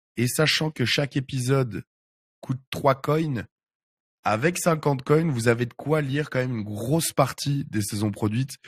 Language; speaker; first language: French; native; French